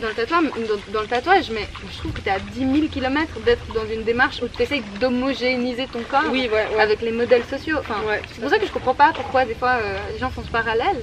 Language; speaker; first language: French; native; French